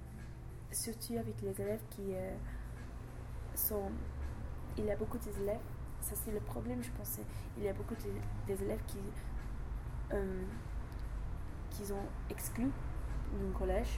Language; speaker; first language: French; non-native, learner; English